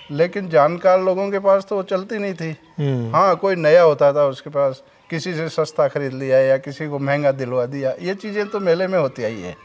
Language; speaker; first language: Hindi; native; Hindi